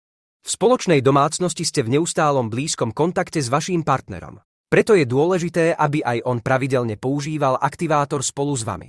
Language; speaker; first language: Slovak; native; Slovak